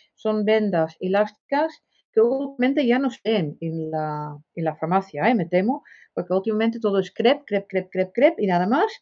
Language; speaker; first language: Spanish; non-native, fluent; Dutch